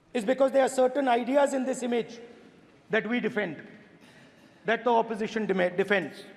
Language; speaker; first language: English; non-native, local second language; Hindi